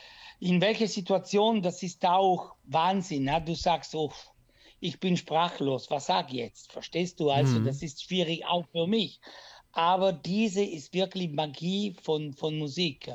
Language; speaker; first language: German; non-native, fluent; Italian